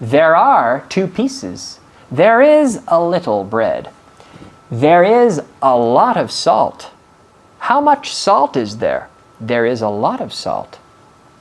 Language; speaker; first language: English; non-native, fluent; Spanish